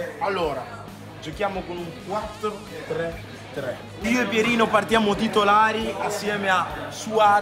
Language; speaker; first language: Italian; native; Italian